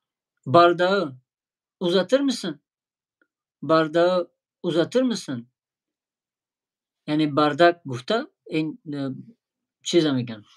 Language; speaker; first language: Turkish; non-native, fluent; Tajik